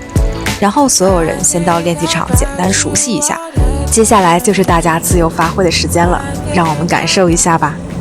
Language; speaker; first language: Chinese; native; Chinese